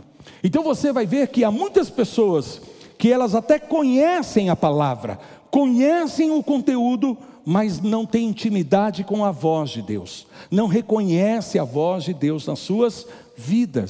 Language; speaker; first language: Portuguese; native; Portuguese